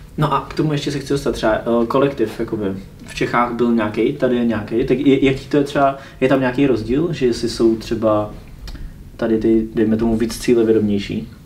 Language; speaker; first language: Czech; native; Czech